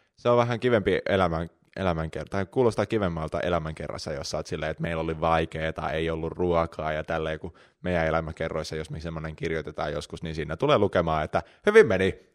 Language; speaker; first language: Finnish; native; Finnish